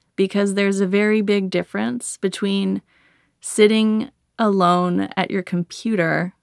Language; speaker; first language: English; native; English